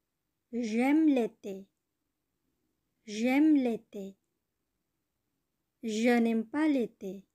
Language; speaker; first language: French; non-native, learner; Bangla